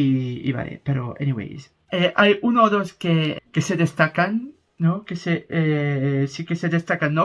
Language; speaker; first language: Spanish; non-native, fluent; French